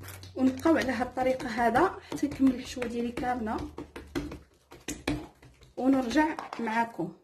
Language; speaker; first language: Arabic; native; Arabic